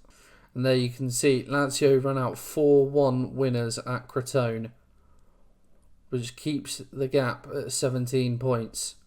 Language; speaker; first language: English; native; English